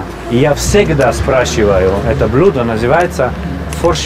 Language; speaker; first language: Russian; non-native, fluent; Hungarian